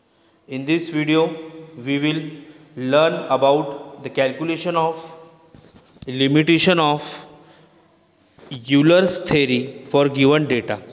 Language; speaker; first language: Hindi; non-native, local second language; Marathi